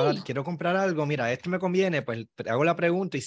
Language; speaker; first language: Spanish; native; Spanish